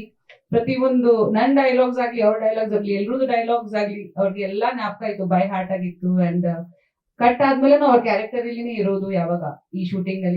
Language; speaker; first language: Kannada; non-native, fluent; Bangla